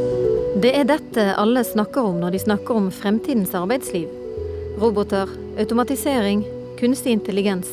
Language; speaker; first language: Norwegian; native; Norwegian